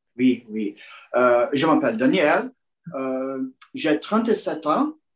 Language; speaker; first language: French; non-native, learner; Portuguese